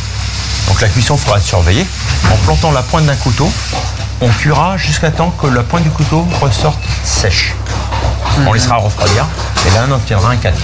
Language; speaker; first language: French; native; French